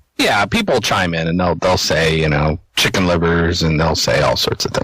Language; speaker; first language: English; native; English